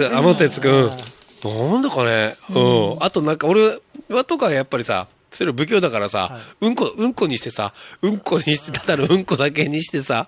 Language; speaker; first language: Japanese; native; Japanese